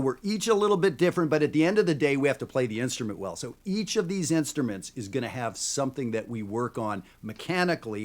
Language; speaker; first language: English; native; English